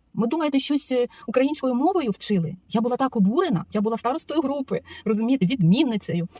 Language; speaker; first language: Ukrainian; non-native, local second language; Russian